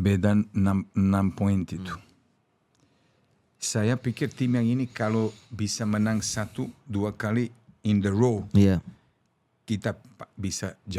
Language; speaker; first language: Indonesian; non-native, fluent; Serbian